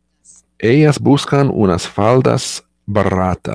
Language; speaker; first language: Spanish; non-native, learner; English